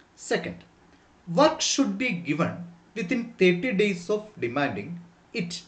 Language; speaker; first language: English; non-native, local second language; Malayalam